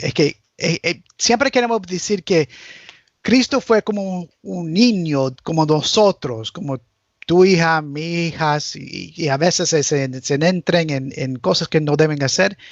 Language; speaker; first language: Spanish; early bilingual, heritage; Spanish